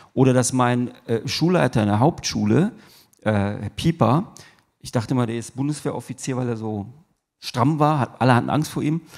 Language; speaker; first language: German; early bilingual, other home language; Turkish